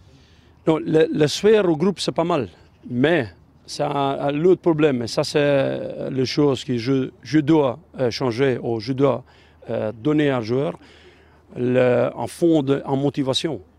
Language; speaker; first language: French; non-native, learner; Albanian